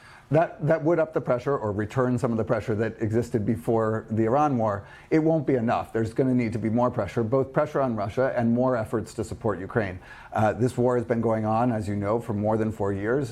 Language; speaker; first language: English; native; English